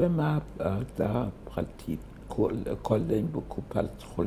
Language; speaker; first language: Hebrew; early bilingual, other home language; German